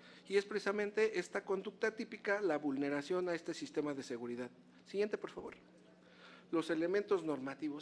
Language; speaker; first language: Spanish; native; Spanish